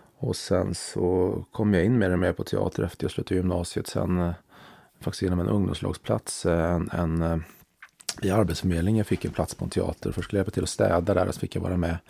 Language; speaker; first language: Swedish; native; Swedish